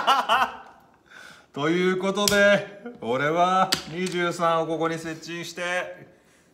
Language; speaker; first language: Japanese; native; Japanese